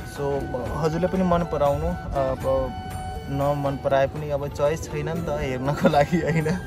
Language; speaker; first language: Nepali; early bilingual, heritage; Nepali